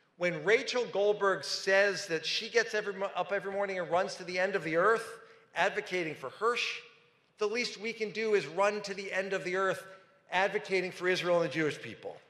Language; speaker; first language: English; native; English